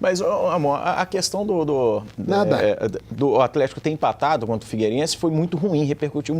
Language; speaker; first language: Portuguese; native; Portuguese